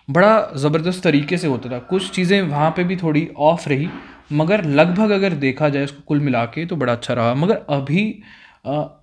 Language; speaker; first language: Hindi; non-native, local second language; Kashmiri